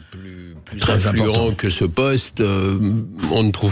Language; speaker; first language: French; native; French